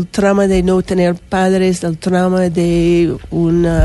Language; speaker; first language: Spanish; non-native, learner; English